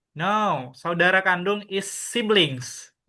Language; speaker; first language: English; non-native, learner; Indonesian